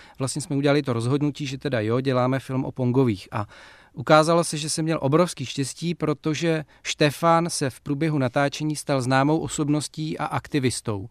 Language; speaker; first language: Czech; native; Czech